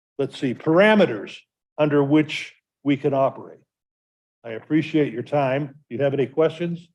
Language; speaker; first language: English; native; English